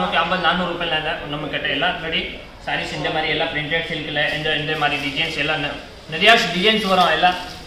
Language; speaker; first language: Tamil; non-native, learner; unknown